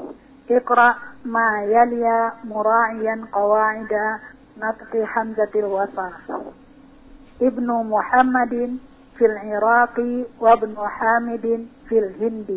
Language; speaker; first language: Arabic; non-native, learner; Indonesian